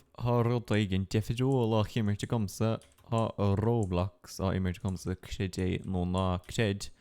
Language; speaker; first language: Irish; non-native, local second language; English